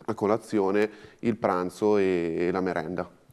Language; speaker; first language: Italian; native; Italian